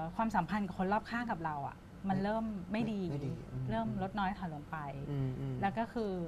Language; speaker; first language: Thai; native; Thai